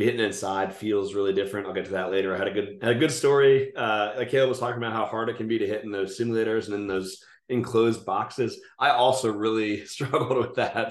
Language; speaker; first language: English; native; English